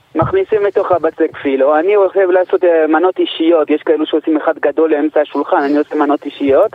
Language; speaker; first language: Hebrew; early bilingual, heritage; English